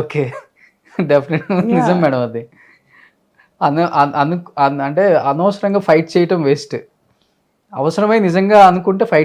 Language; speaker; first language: Telugu; native; Telugu